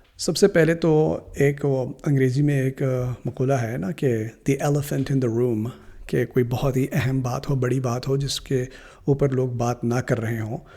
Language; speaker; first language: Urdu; native; Urdu